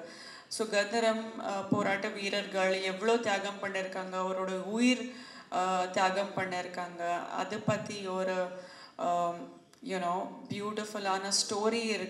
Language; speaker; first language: Tamil; non-native, fluent; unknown